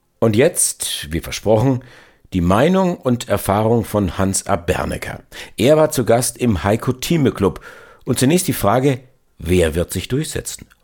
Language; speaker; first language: German; native; German